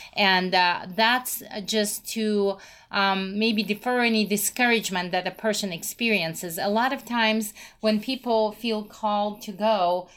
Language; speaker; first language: English; non-native, fluent; Russian